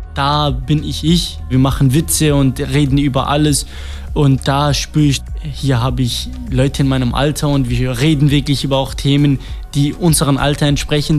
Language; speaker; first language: German; non-native, fluent; Kurdish